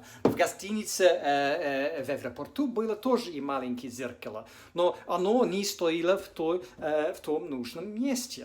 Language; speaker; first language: Russian; non-native, fluent; English